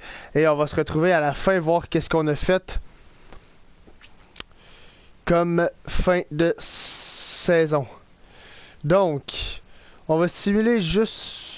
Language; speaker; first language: French; native; French